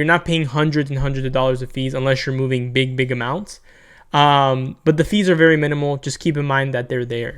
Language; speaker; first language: English; native; English